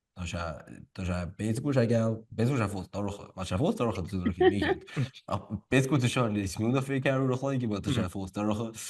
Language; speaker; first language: Irish; native; Irish